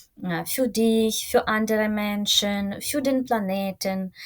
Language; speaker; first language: German; non-native, fluent; Ukrainian